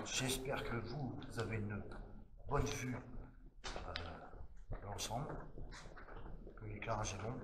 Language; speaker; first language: French; native; French